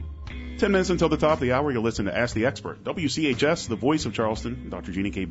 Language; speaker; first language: English; native; English